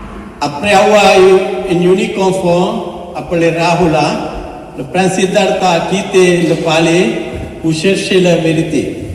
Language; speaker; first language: French; non-native, fluent; Sinhala